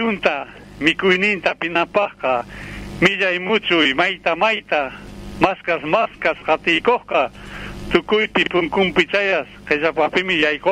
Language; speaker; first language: Spanish; non-native, local second language; Quechua